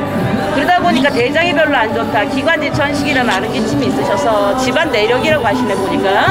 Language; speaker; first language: Korean; native; Korean